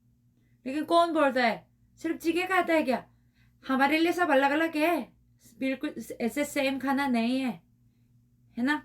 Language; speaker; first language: Hindi; non-native, learner; Korean